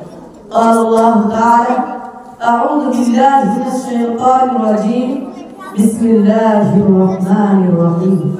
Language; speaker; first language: Arabic; non-native, learner; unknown